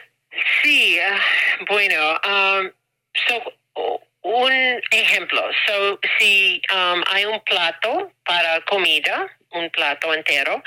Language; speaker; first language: Spanish; non-native, learner; English